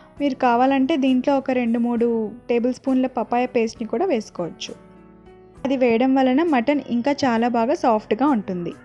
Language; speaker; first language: Telugu; non-native, local second language; Urdu